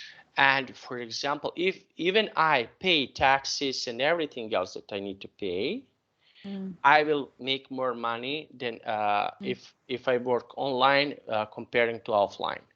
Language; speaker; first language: English; non-native, fluent; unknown